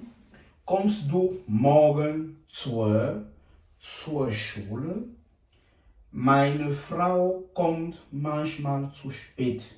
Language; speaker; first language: German; non-native, fluent; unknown